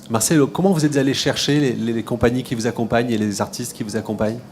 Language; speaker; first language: French; native; French